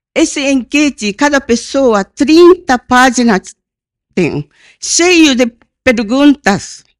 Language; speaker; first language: Portuguese; non-native, learner; Japanese